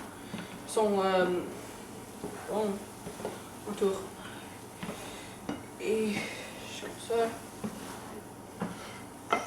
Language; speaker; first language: French; non-native, learner; English